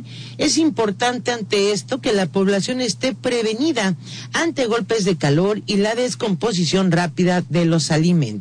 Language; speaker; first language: Spanish; native; Spanish